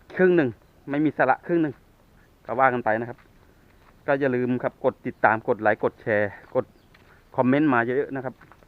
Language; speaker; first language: Thai; non-native, local second language; Northeastern Thai